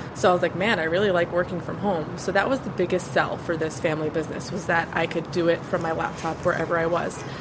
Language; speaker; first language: English; native; English